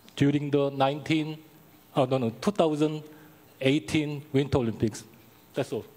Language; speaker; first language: English; non-native, learner; Korean